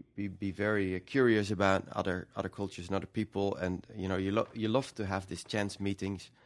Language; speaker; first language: English; non-native, fluent; Dutch